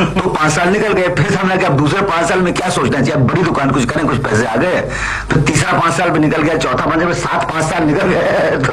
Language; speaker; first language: Hindi; non-native, local second language; Bangla